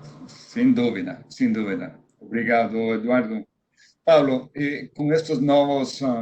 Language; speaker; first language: Portuguese; non-native, fluent; Spanish